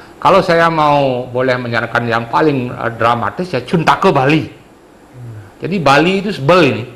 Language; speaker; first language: Indonesian; non-native, local second language; Balinese